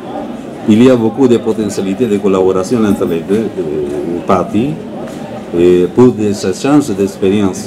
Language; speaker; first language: French; non-native, learner; Spanish